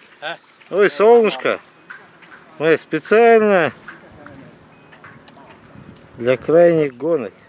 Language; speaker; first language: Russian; native; Russian